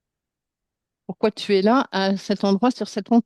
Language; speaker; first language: French; native; French